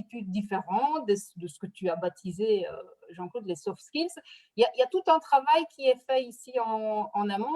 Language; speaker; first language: French; native; French